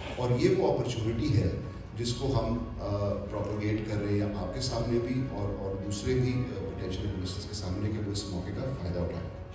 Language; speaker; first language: Urdu; native; Urdu